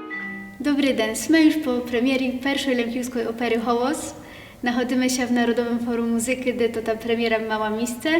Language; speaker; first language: Polish; non-native, local second language; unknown